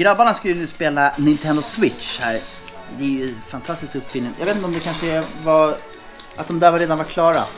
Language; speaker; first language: Swedish; native; Swedish